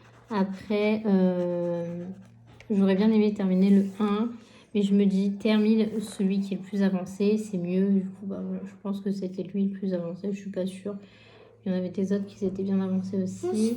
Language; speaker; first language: French; native; French